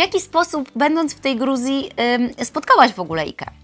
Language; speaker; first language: Polish; native; Polish